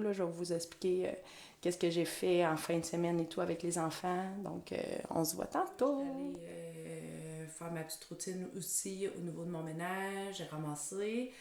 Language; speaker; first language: French; native; French